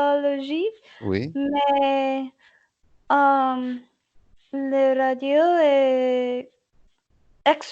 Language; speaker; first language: French; non-native, learner; English